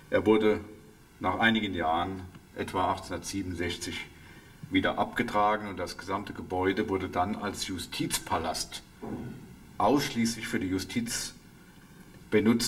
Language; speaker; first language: German; native; German